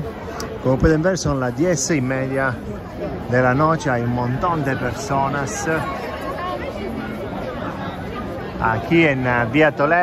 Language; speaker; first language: Spanish; non-native, fluent; Italian